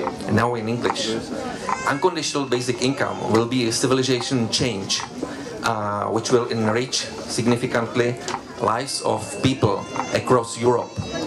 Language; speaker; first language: English; non-native, fluent; Czech